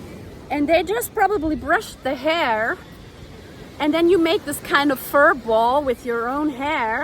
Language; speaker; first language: English; non-native, fluent; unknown